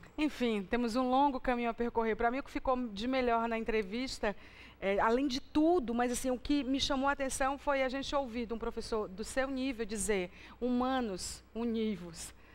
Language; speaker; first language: Portuguese; native; Portuguese